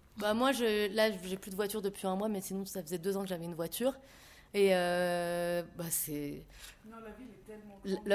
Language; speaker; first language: French; native; French